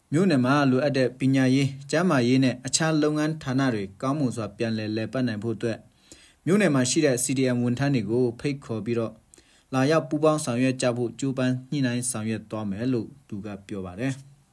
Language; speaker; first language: Burmese; native; Burmese